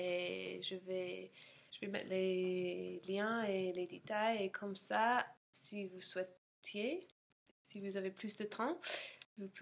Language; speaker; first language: French; non-native, fluent; English